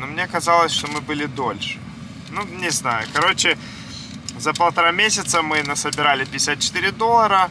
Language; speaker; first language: Russian; native; Russian